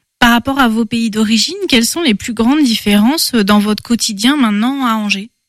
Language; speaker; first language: French; native; French